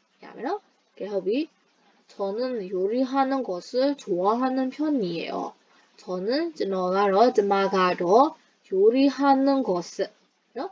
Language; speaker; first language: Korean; non-native, fluent; Burmese